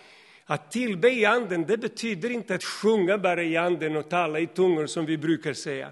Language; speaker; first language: Swedish; non-native, fluent; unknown